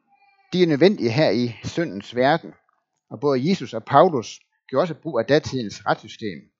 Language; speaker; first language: Danish; native; Danish